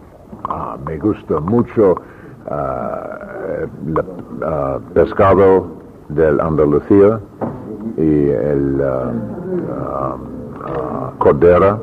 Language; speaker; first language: Spanish; non-native, learner; English